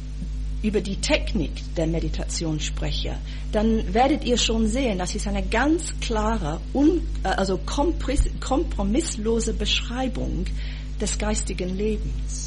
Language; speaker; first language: German; non-native, fluent; English